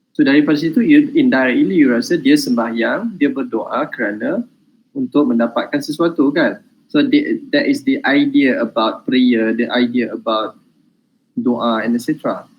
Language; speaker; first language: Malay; native; Malay